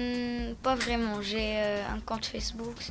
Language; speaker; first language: French; non-native, local second language; Arabic